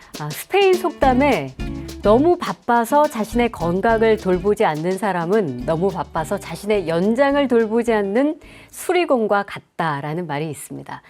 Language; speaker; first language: Korean; native; Korean